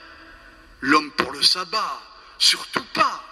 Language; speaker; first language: French; native; French